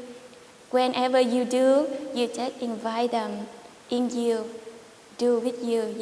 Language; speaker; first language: English; non-native, learner; Vietnamese